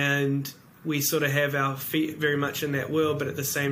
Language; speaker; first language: English; native; English